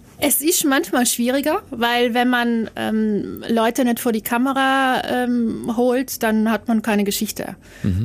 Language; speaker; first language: German; native; German